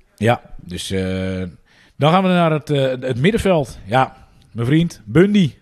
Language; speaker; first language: Dutch; native; Dutch